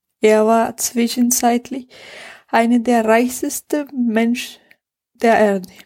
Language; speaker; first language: German; non-native, fluent; Spanish